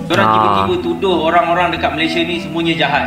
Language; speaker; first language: Malay; native; Malay